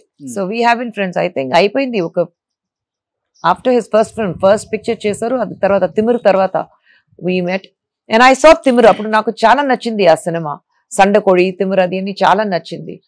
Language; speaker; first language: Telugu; non-native, fluent; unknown